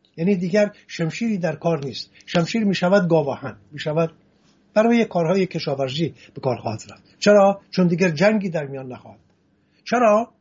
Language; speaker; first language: Persian; non-native, local second language; Assyrian Neo-Aramaic